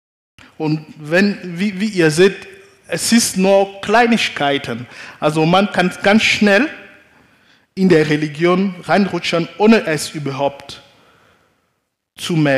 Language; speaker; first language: German; non-native, fluent; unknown